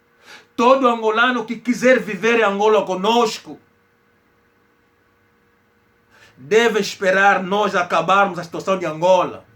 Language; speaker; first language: Portuguese; non-native, local second language; Kongo